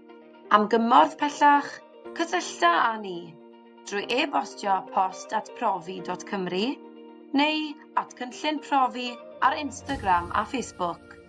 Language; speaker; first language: Welsh; native; Welsh